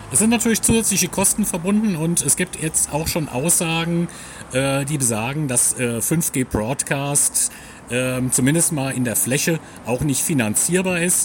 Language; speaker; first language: German; native; German